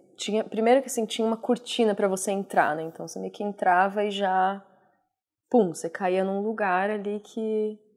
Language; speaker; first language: Portuguese; native; Portuguese